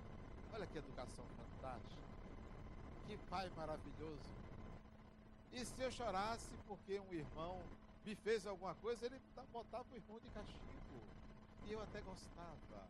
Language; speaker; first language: Portuguese; native; Portuguese